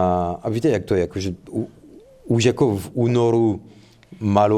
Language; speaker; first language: Czech; non-native, fluent; French